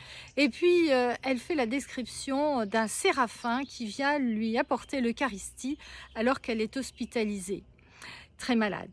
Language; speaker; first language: French; native; French